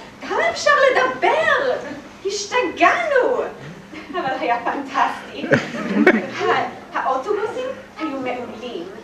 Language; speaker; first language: Hebrew; non-native, learner; English